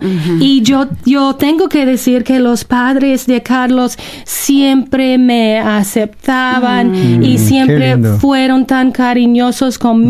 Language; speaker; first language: Spanish; non-native, fluent; English